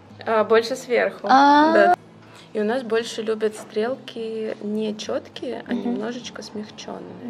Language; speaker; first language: Russian; native; Russian